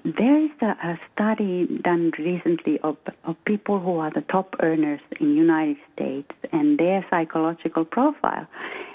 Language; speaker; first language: English; non-native, fluent; Finnish